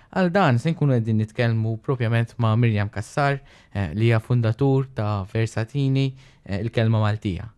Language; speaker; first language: Maltese; native; Maltese